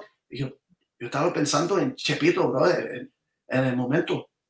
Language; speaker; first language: Spanish; early bilingual, other home language; English